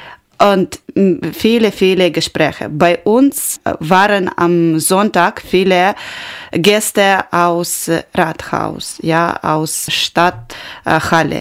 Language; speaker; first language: German; non-native, learner; Ukrainian